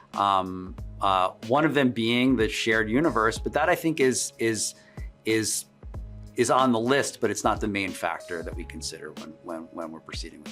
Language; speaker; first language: English; native; English